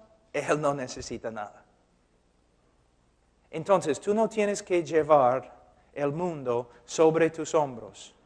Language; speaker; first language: Spanish; non-native, fluent; English